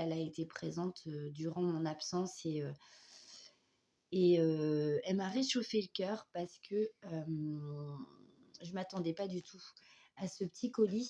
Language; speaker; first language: French; native; French